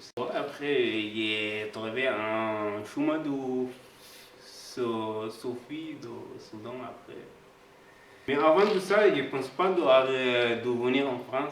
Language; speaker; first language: French; non-native, learner; Arabic